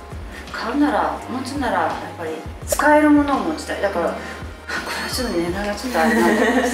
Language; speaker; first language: Japanese; native; Japanese